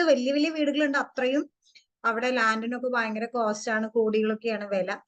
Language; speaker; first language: Malayalam; early bilingual, heritage; Malayalam